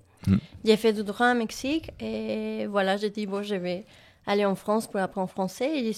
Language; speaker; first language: French; non-native, learner; Spanish